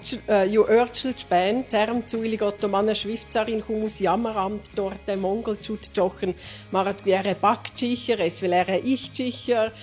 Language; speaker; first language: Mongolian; non-native, learner; German